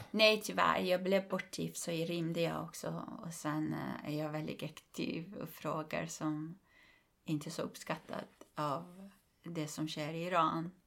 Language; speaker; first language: Swedish; non-native, fluent; Persian